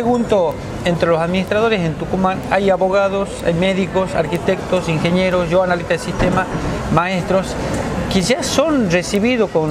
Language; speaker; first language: Spanish; native; Spanish